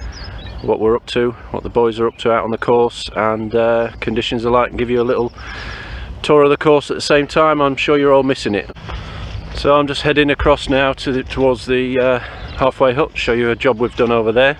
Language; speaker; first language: English; native; English